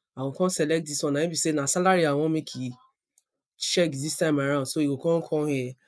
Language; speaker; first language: Nigerian Pidgin; non-native, local second language; Yoruba